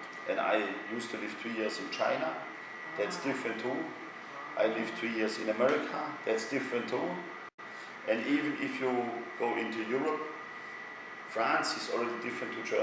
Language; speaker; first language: English; non-native, fluent; German